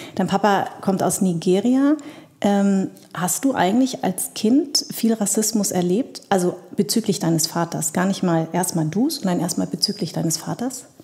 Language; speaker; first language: German; early bilingual, other home language; Vietnamese